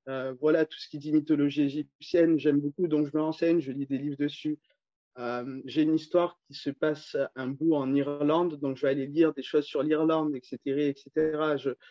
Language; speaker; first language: French; native; French